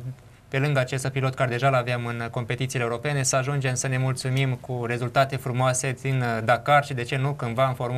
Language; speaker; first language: Romanian; native; Romanian